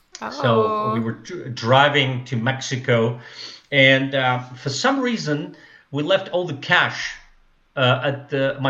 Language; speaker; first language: English; non-native, fluent; Russian